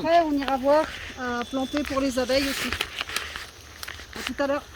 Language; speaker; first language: French; native; French